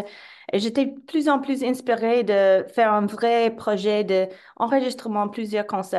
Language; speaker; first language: French; non-native, fluent; English